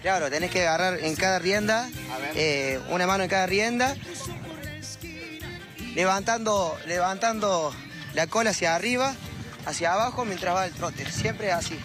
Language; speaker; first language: Spanish; native; Spanish